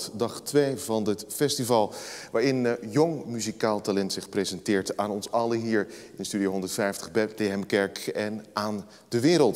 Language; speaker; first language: Dutch; native; Dutch